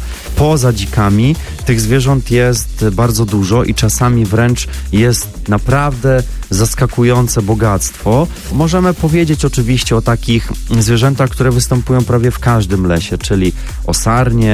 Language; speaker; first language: Polish; native; Polish